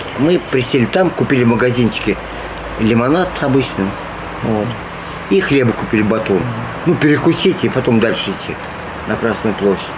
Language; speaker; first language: Russian; native; Russian